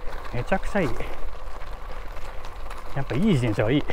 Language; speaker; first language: Japanese; native; Japanese